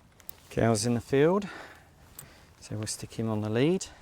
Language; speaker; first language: English; native; English